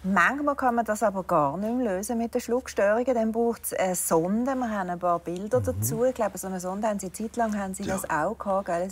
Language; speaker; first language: German; native; German